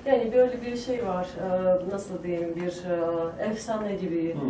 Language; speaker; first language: Turkish; non-native, fluent; Tajik